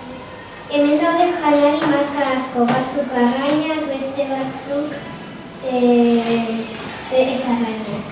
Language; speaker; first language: Basque; non-native, local second language; Spanish